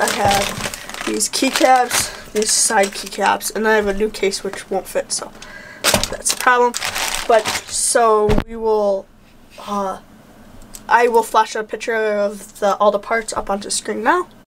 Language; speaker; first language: English; native; English